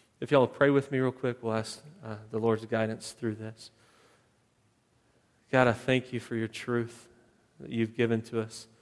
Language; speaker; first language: English; native; English